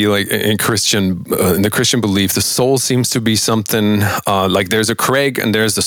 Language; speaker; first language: English; non-native, fluent; German